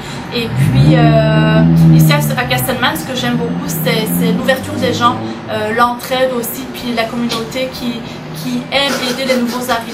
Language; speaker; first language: French; native; French